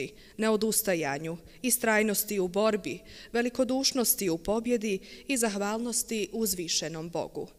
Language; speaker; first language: Bosnian; native; Bosnian